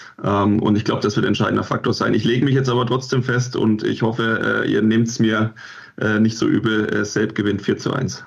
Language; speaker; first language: German; native; German